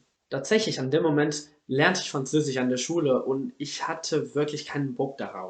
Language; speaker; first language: German; non-native, fluent; Spanish